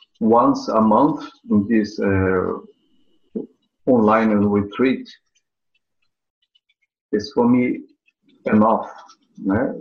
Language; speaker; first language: English; non-native, learner; Portuguese